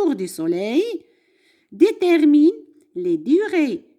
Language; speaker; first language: French; non-native, local second language; Arabic